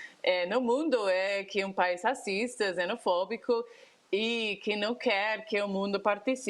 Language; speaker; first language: Portuguese; non-native, fluent; English